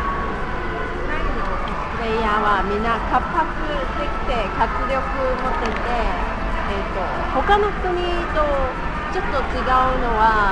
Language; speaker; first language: Japanese; non-native, fluent; Chinese